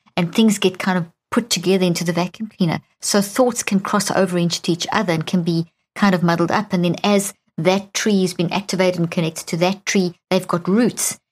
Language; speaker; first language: English; native; English